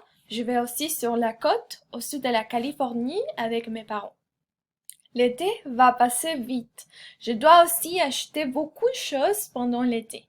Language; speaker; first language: French; non-native, fluent; Spanish